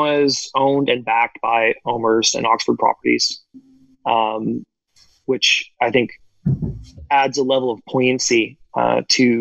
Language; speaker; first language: English; native; English